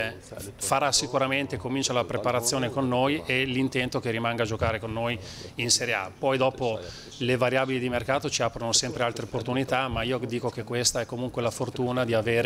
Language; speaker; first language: Italian; native; Italian